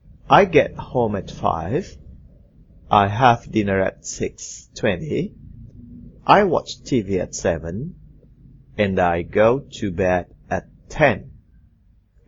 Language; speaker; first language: English; non-native, fluent; Indonesian